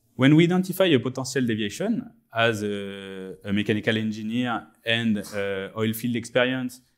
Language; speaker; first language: English; non-native, fluent; French